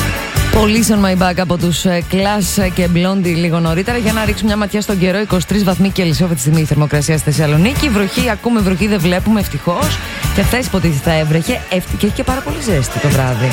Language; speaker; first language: Greek; native; Greek